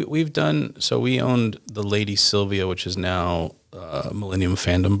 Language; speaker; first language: English; native; English